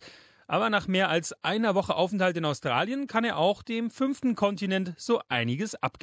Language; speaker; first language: German; native; German